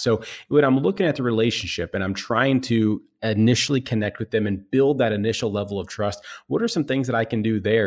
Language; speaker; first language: English; native; English